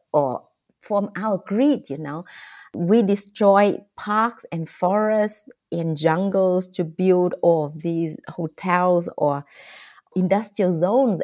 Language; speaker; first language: English; non-native, fluent; Vietnamese